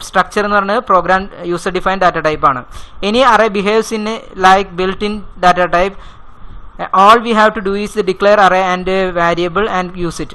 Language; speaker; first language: English; non-native, local second language; Malayalam